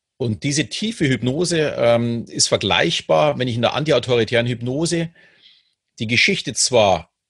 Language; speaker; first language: German; native; German